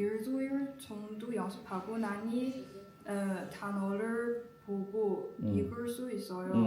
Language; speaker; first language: Korean; non-native, learner; Chinese